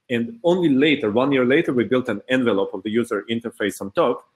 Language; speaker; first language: English; early bilingual, other home language; Hebrew